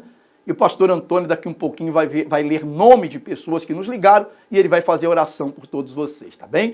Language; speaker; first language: Portuguese; native; Portuguese